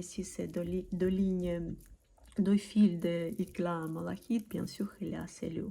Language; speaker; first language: French; non-native, learner; Russian